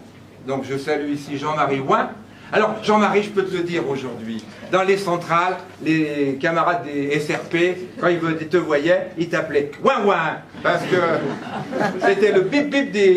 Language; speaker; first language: French; native; French